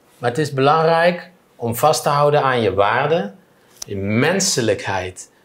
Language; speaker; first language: Dutch; native; Dutch